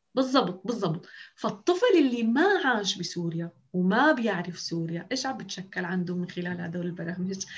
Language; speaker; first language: Arabic; native; Arabic